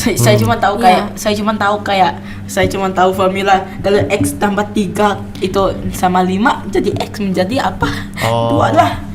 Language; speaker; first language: Indonesian; non-native, local second language; English